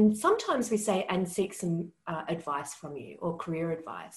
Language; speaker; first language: English; native; English